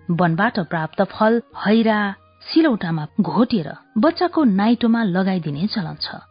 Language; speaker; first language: Nepali; native; Nepali